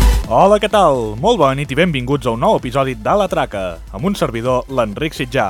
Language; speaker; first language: Catalan; native; Catalan